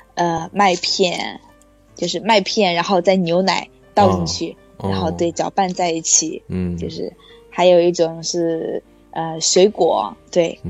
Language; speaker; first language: Chinese; native; Chinese